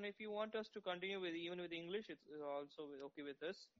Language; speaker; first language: English; non-native, local second language; Tamil